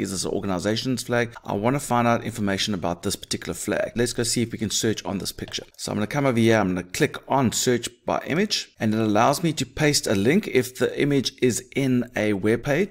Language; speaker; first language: English; native; English